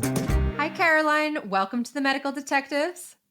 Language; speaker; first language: English; native; English